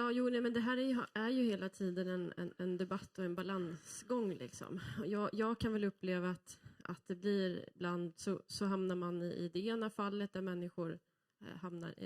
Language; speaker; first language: Swedish; native; Swedish